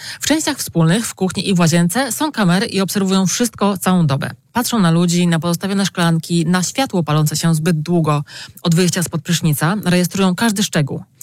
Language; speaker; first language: Polish; native; Polish